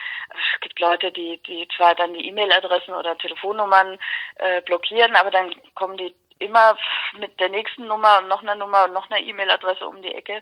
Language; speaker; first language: German; native; German